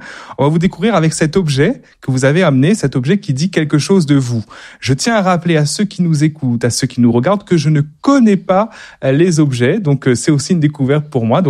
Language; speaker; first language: French; native; French